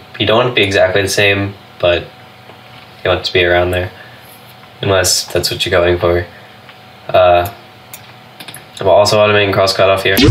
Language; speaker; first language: English; native; English